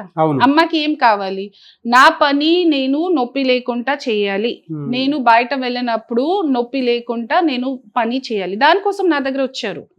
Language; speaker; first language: Telugu; non-native, local second language; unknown